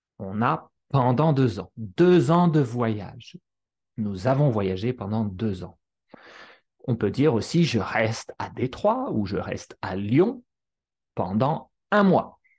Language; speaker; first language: French; native; French